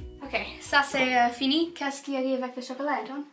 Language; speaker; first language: French; non-native, learner; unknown